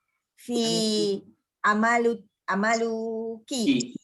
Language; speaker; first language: Arabic; non-native, learner; Malay